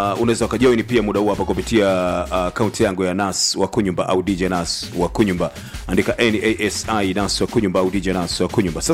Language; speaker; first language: Swahili; native; Swahili